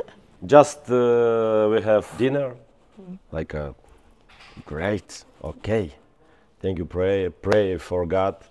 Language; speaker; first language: English; non-native, learner; Ukrainian